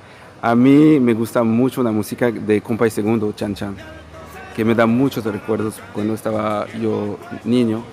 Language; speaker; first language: Spanish; non-native, fluent; Portuguese